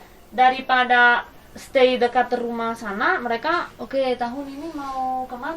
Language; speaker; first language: Indonesian; non-native, fluent; Spanish